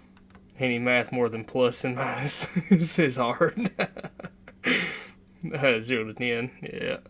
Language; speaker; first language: English; native; English